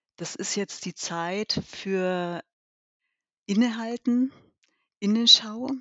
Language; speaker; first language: German; early bilingual, other home language; Albanian